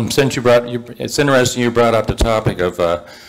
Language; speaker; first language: English; native; English